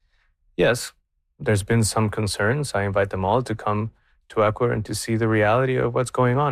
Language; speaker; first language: English; non-native, fluent; Spanish